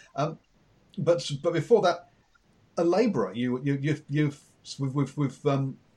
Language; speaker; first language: English; native; English